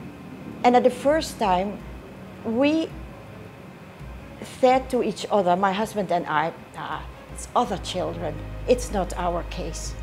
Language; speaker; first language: English; non-native, fluent; Dutch